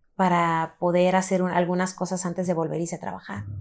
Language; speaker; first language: Spanish; early bilingual, heritage; Spanish